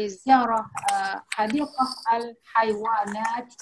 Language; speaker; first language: Arabic; non-native, learner; Malay